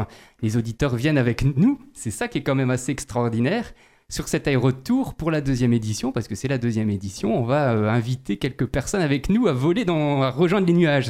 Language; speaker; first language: French; native; French